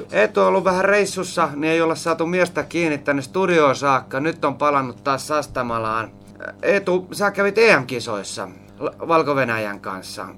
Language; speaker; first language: Finnish; native; Finnish